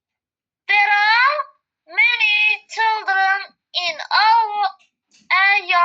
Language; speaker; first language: English; non-native, learner; Azerbaijani